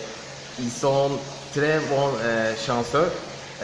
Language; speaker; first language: French; non-native, fluent; Turkish